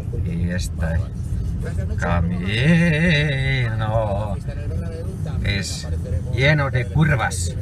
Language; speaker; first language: Spanish; non-native, learner; Finnish